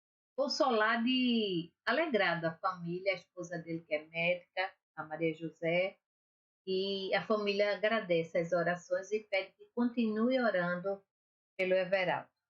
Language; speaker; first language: Portuguese; native; Portuguese